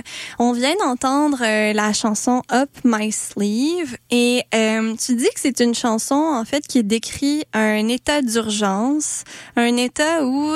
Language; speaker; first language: French; native; French